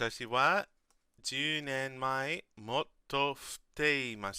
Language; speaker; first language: Japanese; non-native, learner; English